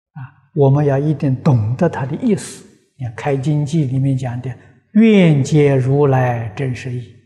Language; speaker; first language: Chinese; native; Chinese